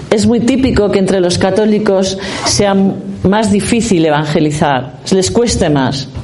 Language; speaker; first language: Spanish; native; Spanish